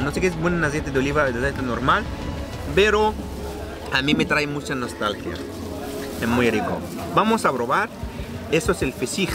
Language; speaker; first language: Spanish; non-native, fluent; Arabic